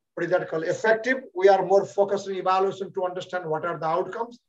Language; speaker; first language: English; non-native, local second language; Nepali